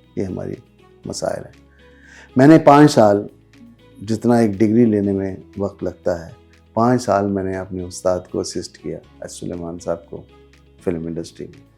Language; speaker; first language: Urdu; non-native, local second language; Punjabi